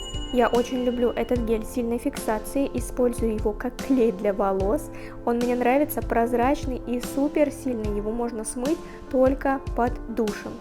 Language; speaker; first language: Russian; native; Russian